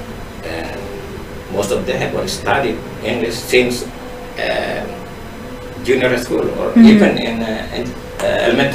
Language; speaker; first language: English; non-native, fluent; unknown